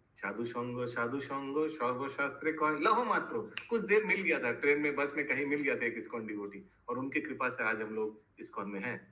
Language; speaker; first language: Hindi; non-native, local second language; Bangla